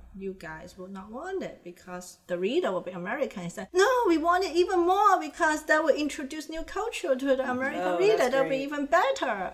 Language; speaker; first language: English; non-native, local second language; Cantonese